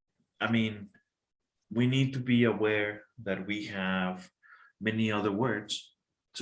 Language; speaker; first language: English; non-native, fluent; Spanish